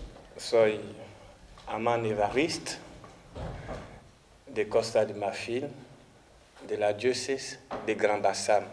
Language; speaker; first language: Spanish; non-native, fluent; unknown